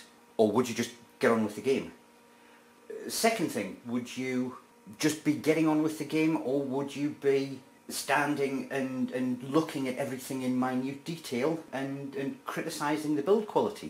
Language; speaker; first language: English; native; English